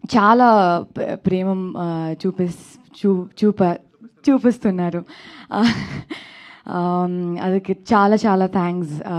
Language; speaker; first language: Telugu; non-native, local second language; Kannada